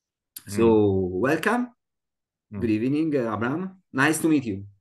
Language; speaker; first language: English; non-native, learner; Italian